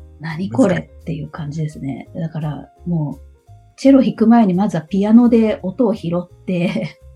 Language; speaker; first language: Japanese; native; Japanese